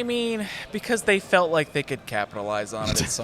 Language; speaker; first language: English; native; English